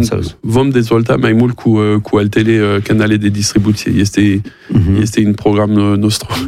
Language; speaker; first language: Romanian; non-native, learner; French